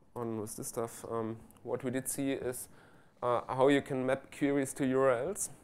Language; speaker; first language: English; non-native, fluent; German